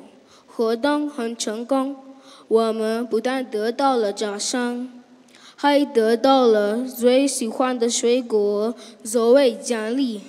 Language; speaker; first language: Chinese; non-native, learner; English